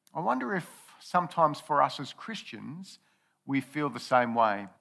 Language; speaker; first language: English; native; English